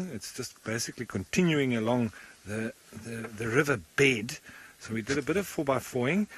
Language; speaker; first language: English; native; English